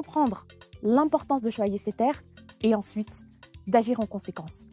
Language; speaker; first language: French; non-native, local second language; Malagasy